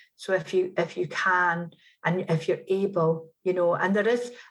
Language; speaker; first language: English; native; English